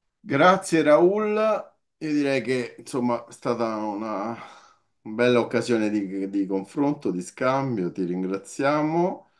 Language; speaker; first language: Italian; native; Italian